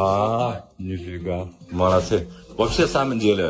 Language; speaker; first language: Russian; non-native, learner; Chinese